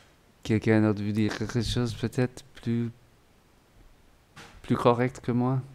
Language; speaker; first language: French; non-native, learner; English